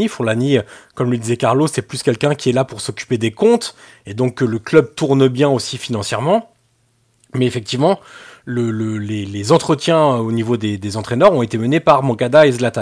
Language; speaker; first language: French; native; French